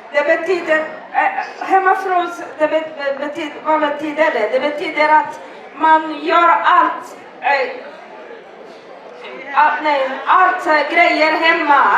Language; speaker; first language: Swedish; non-native, learner; Swahili